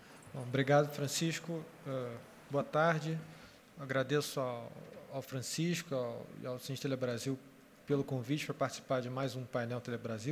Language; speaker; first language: Portuguese; native; Portuguese